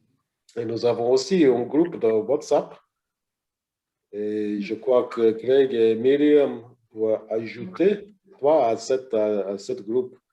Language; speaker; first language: French; non-native, learner; English